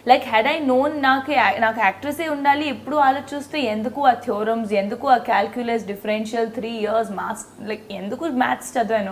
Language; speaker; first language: Telugu; non-native, local second language; Hindi